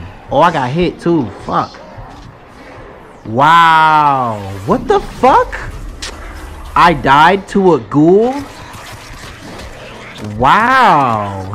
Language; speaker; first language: English; native; English